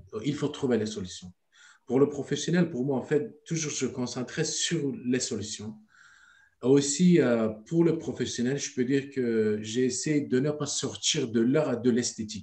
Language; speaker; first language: French; non-native, learner; Turkish